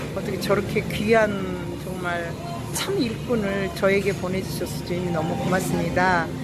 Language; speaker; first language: Korean; native; Korean